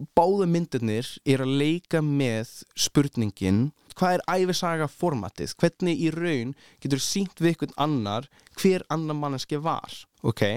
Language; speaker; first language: Icelandic; early bilingual, heritage; Icelandic